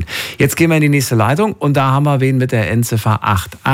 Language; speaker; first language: German; native; German